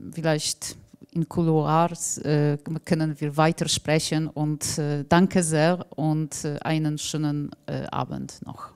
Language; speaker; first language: German; non-native, fluent; Polish